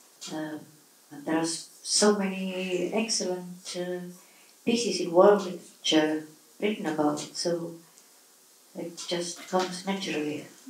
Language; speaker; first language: English; non-native, fluent; Estonian